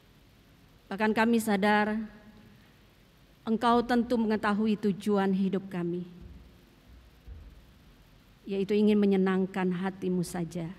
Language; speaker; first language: Indonesian; native; Indonesian